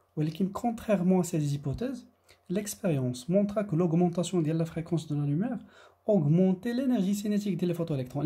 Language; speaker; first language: French; non-native, local second language; Arabic